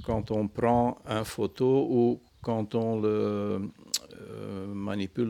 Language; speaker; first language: French; non-native, fluent; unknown